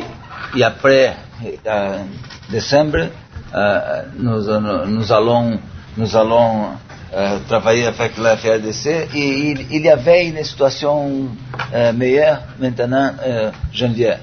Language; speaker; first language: French; non-native, learner; Portuguese